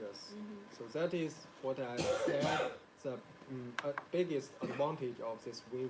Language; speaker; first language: English; non-native, learner; Chinese